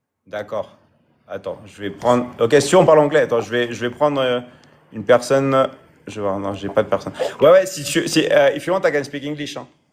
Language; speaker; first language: French; native; French